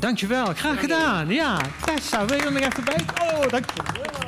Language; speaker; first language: Dutch; native; Dutch